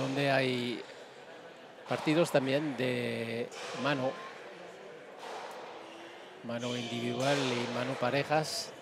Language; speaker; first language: Spanish; non-native, fluent; French